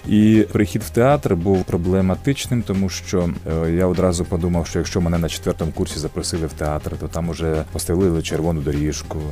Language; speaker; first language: Ukrainian; native; Ukrainian